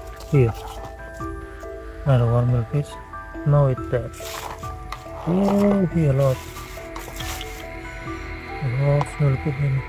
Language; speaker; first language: English; non-native, learner; Khmer